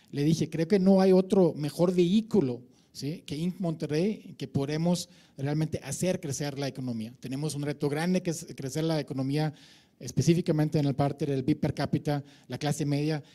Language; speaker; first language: Spanish; non-native, fluent; German